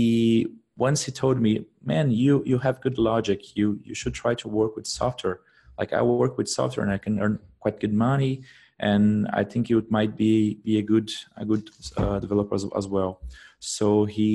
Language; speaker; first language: English; non-native, fluent; Portuguese